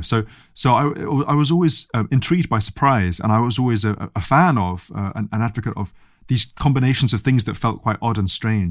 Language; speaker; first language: English; native; English